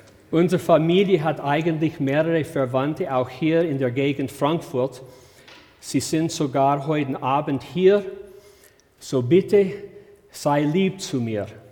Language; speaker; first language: German; early bilingual, heritage; German